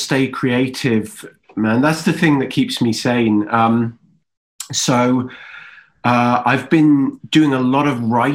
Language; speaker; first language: English; native; English